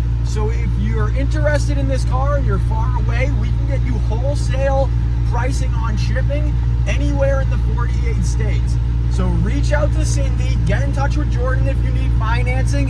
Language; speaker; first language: English; native; English